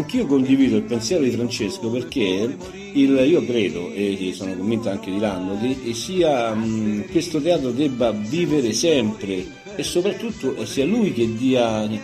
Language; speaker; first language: Italian; native; Italian